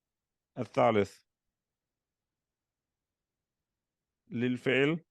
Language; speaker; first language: Arabic; non-native, fluent; Urdu